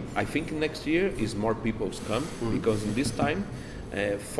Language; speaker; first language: English; non-native, learner; Portuguese